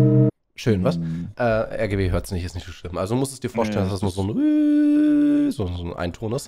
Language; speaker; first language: German; native; German